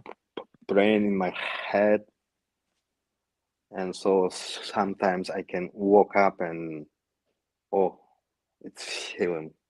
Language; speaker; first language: English; non-native, learner; Yakut